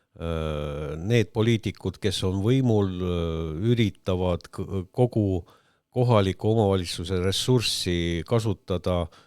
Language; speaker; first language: Estonian; non-native, local second language; Russian